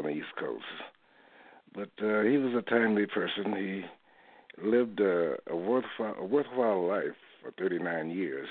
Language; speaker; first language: English; native; English